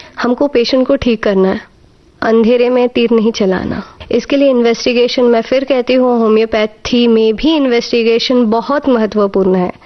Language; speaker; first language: Hindi; non-native, local second language; Marathi